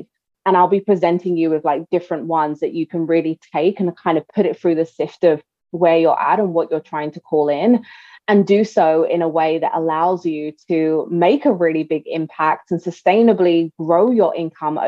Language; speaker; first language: English; native; English